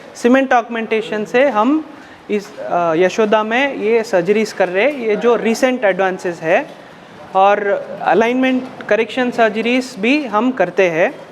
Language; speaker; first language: Hindi; non-native, local second language; Telugu